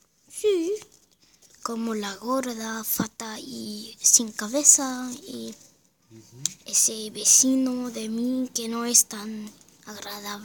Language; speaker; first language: Spanish; non-native, learner; German